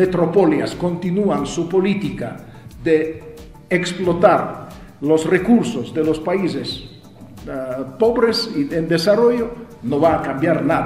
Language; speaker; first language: Spanish; non-native, fluent; Russian